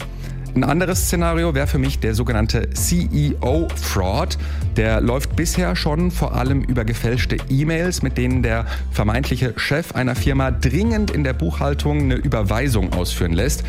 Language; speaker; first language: German; native; German